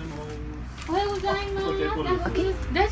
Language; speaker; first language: Japanese; native; Japanese